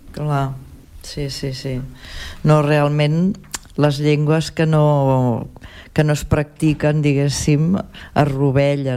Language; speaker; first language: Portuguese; non-native, learner; Catalan